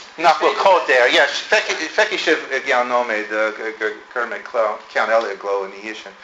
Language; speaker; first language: Irish; non-native, fluent; English